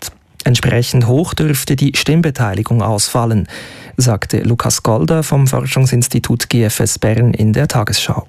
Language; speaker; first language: German; native; German